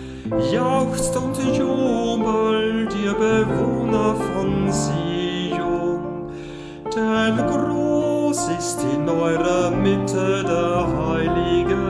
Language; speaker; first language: German; native; German